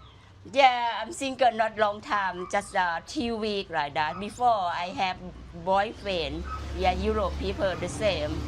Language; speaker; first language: English; non-native, learner; Thai